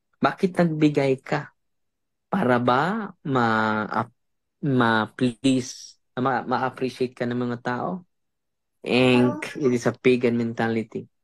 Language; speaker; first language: Filipino; non-native, local second language; Cebuano